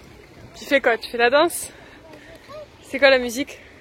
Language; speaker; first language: French; native; French